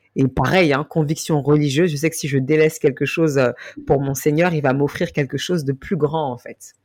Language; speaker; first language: French; native; French